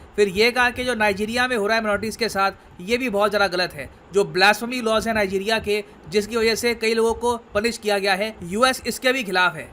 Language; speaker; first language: Hindi; native; Hindi